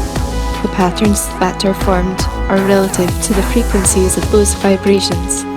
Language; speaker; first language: English; native; English